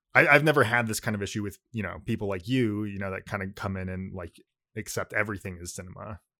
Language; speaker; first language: English; early bilingual, other home language; Japanese